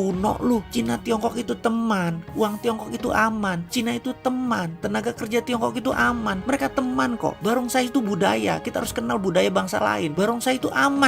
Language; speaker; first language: Indonesian; native; Indonesian